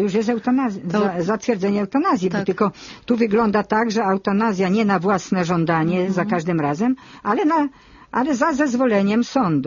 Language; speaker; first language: Polish; native; Polish